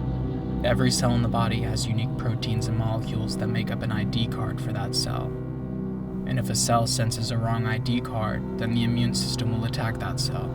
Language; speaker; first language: English; native; English